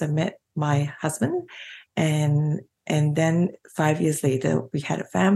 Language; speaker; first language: English; non-native, local second language; Cantonese